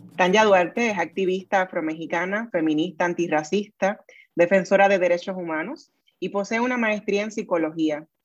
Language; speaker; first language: Spanish; native; Spanish